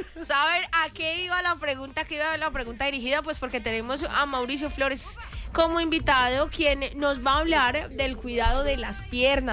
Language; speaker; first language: Spanish; native; Spanish